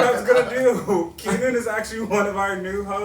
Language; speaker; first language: English; native; English